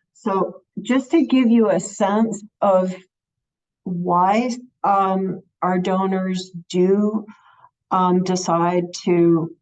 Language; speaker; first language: English; native; English